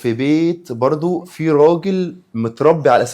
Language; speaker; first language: Arabic; native; Arabic